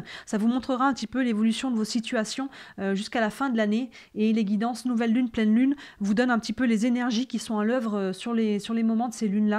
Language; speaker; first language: French; native; French